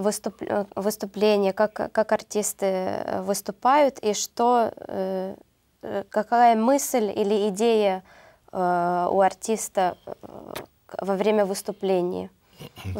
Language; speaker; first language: Russian; non-native, learner; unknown